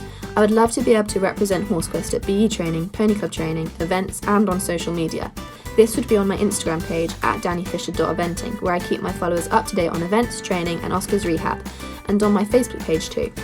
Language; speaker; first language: English; native; English